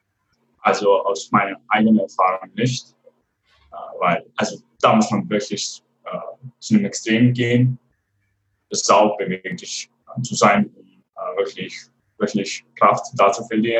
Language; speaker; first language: German; non-native, fluent; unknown